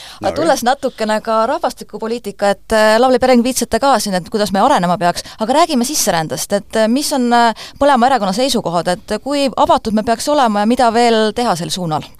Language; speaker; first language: Estonian; native; Estonian